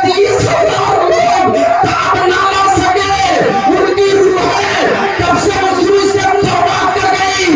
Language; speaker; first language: Hindi; native; Hindi